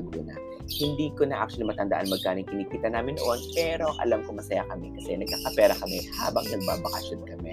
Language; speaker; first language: English; non-native, local second language; Filipino